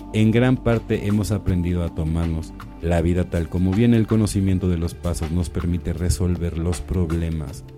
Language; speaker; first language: Spanish; native; Spanish